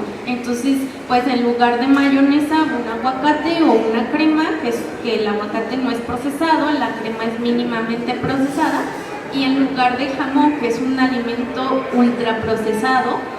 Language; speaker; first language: Spanish; native; Spanish